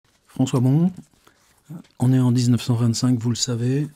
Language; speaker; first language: French; native; French